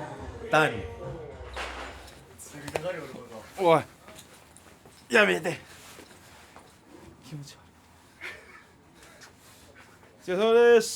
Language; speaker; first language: Japanese; non-native, learner; Tongan